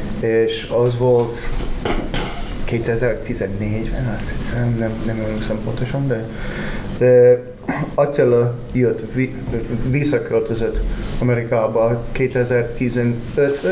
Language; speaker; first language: Hungarian; non-native, learner; English